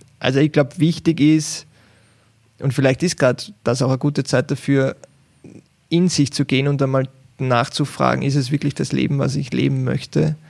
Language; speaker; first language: German; native; German